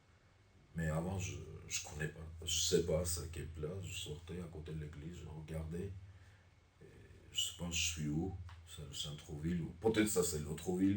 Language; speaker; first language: French; non-native, learner; Armenian